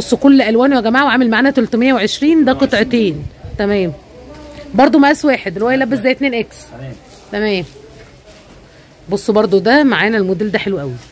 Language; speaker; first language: Arabic; native; Arabic